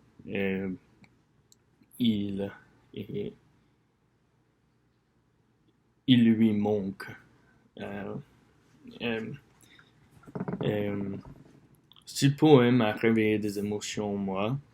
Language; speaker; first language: French; non-native, learner; English